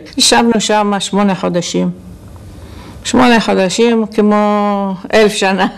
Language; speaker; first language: Hebrew; non-native, local second language; Arabic